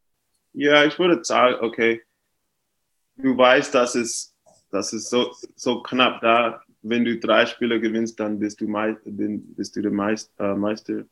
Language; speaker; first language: German; non-native, fluent; English